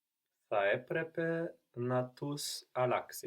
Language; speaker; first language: Greek; non-native, learner; English